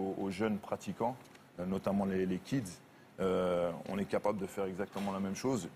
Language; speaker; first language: French; native; French